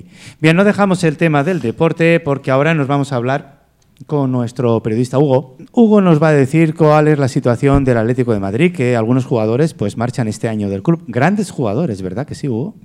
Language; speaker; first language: Spanish; native; Spanish